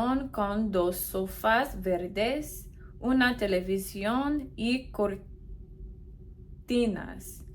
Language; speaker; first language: Spanish; non-native, learner; English